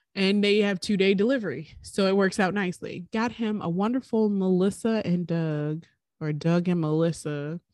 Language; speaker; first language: English; native; English